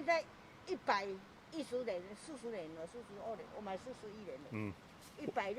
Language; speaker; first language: Chinese; non-native, local second language; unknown